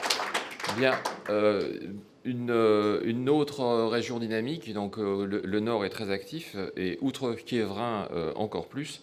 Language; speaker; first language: French; native; French